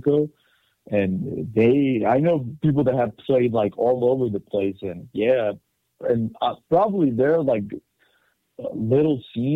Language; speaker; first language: English; non-native, fluent; Spanish